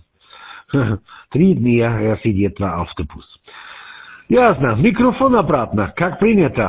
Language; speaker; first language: Russian; non-native, learner; German